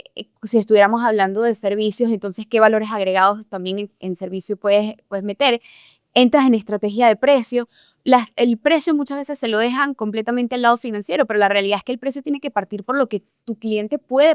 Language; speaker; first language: Spanish; native; Spanish